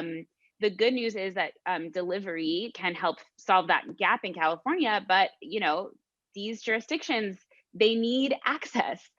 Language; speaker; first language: English; native; English